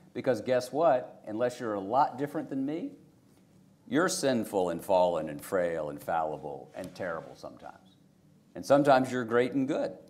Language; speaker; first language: English; native; English